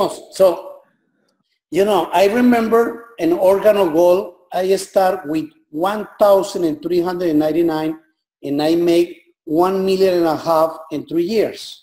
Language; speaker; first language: English; non-native, learner; Spanish